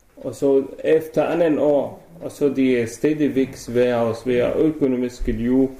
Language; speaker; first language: Danish; non-native, learner; Arabic